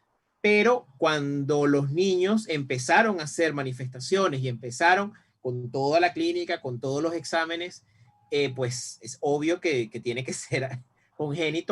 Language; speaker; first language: Spanish; native; Spanish